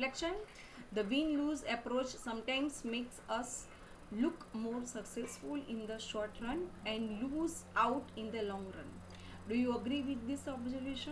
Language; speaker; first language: English; non-native, local second language; Gujarati